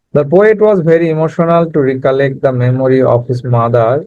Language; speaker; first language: English; non-native, local second language; Bangla